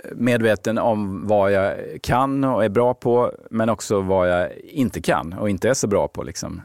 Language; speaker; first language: Swedish; native; Swedish